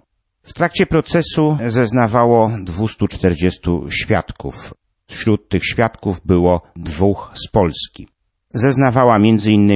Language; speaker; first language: Polish; native; Polish